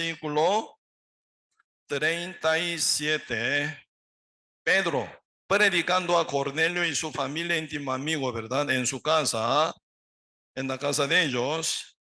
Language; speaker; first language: Spanish; non-native, learner; Korean